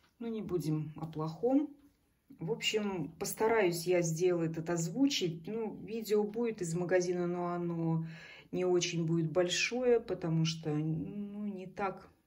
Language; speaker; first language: Russian; native; Russian